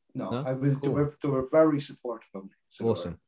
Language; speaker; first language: English; native; English